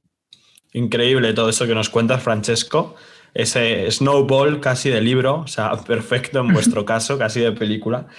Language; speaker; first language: Spanish; native; Spanish